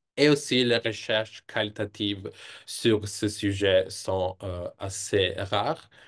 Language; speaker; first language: French; non-native, fluent; Italian